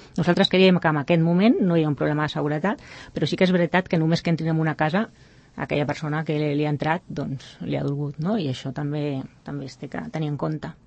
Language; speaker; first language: Catalan; native; Catalan